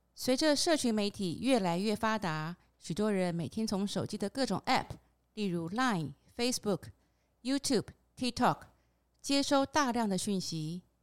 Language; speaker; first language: Chinese; non-native, fluent; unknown